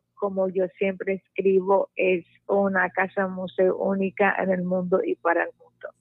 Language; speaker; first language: Spanish; non-native, fluent; Arabic